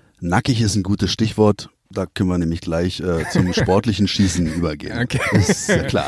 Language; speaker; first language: German; native; German